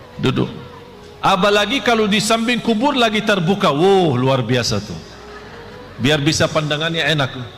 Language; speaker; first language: Malay; non-native, fluent; Arabic